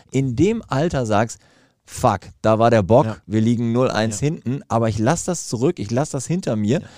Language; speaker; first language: German; native; German